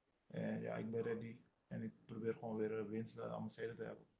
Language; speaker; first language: Dutch; non-native, local second language; Sranan Tongo